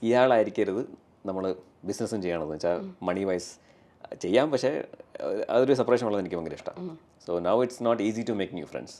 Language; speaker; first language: Malayalam; early bilingual, heritage; Malayalam